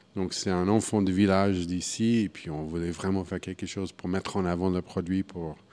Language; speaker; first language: French; non-native, fluent; English